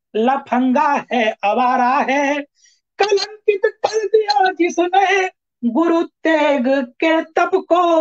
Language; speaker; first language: Hindi; native; Hindi